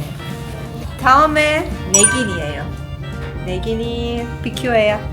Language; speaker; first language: Korean; non-native, learner; Persian